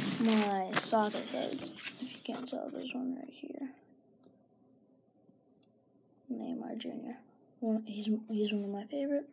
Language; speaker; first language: English; native; English